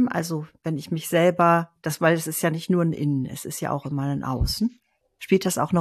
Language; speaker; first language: German; native; German